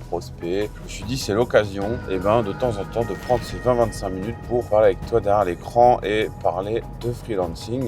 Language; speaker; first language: French; native; French